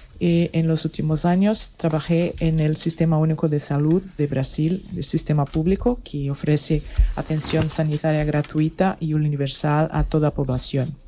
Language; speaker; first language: Spanish; non-native, fluent; Portuguese